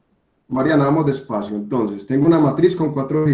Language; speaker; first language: Spanish; native; Spanish